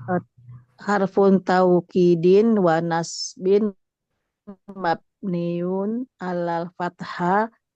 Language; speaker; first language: Arabic; non-native, learner; Indonesian